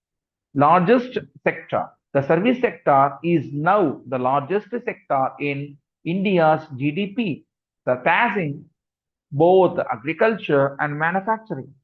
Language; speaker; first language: English; non-native, local second language; Tamil